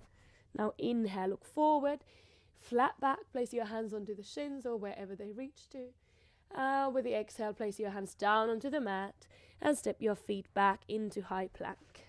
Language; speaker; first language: English; non-native, fluent; Finnish